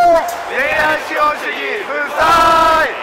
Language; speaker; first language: Japanese; native; Japanese